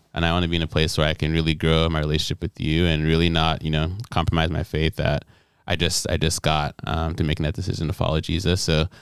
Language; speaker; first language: English; non-native, local second language; Yoruba